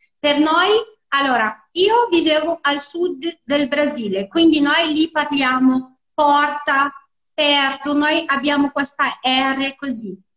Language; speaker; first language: Italian; non-native, fluent; Portuguese